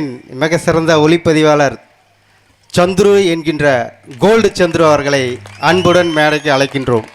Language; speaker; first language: Tamil; native; Tamil